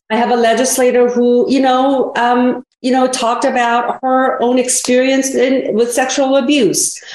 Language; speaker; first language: English; early bilingual, other home language; Korean